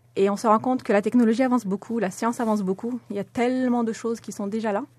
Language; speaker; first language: French; non-native, local second language; Arabic